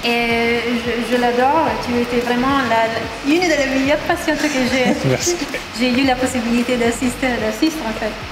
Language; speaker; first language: French; non-native, fluent; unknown